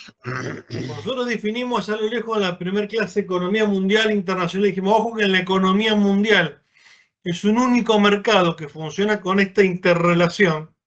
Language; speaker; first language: Spanish; native; Spanish